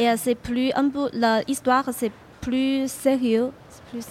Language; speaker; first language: French; non-native, fluent; Chinese